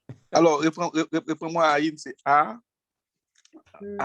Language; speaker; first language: French; non-native, local second language; Haitian Creole